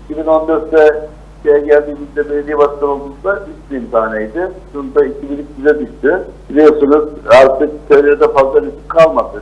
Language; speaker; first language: Turkish; native; Turkish